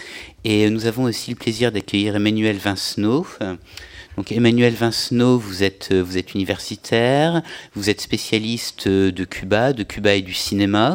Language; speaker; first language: French; native; French